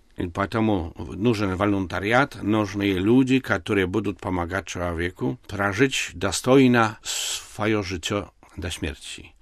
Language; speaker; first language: Russian; non-native, local second language; Belarusian